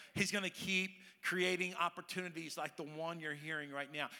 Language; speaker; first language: English; native; English